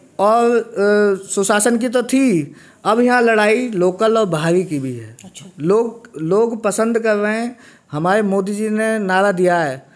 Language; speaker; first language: Hindi; native; Hindi